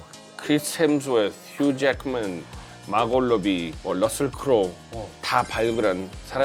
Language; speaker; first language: Korean; non-native, fluent; English